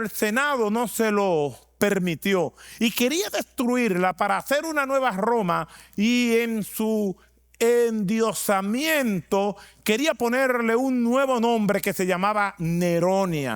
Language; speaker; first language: Spanish; native; Spanish